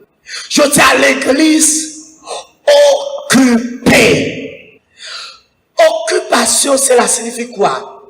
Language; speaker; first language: French; non-native, local second language; Haitian Creole